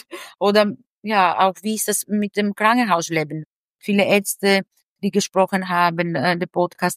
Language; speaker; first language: German; non-native, fluent; Greek